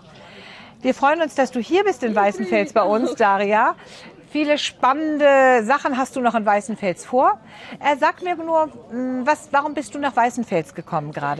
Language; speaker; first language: German; native; German